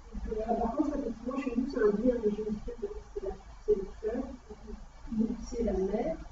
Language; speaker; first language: French; native; French